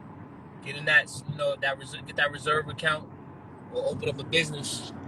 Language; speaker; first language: English; native; English